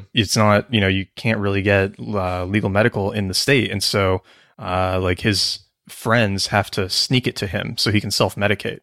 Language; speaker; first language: English; native; English